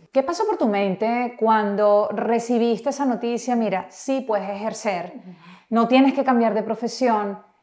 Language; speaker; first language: Spanish; native; Spanish